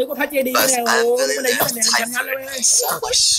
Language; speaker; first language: English; non-native, learner; Thai